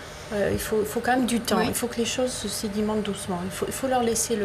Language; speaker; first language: French; native; French